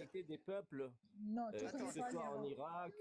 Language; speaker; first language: French; non-native, fluent; Kurdish